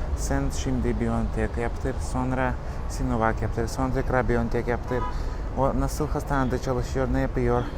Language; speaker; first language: Turkish; non-native, learner; Russian